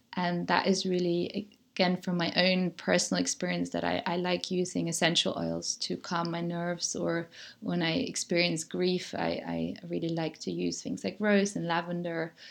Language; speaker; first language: English; non-native, fluent; German